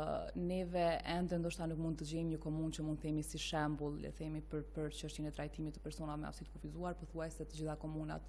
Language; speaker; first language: Albanian; native; Albanian